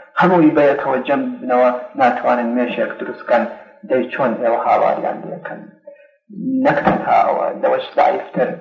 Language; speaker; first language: Central Kurdish; non-native, local second language; Gurani